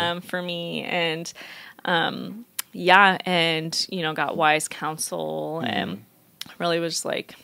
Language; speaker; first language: English; native; English